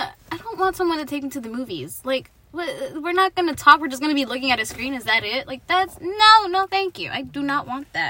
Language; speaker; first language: English; native; English